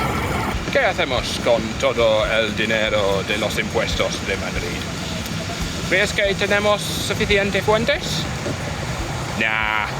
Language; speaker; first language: Spanish; non-native, learner; English